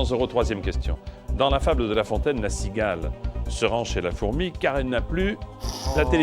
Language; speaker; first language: French; native; French